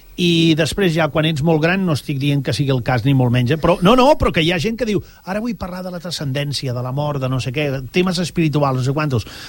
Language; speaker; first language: Catalan; native; Catalan